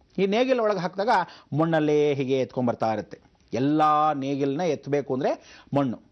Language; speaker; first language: Kannada; native; Kannada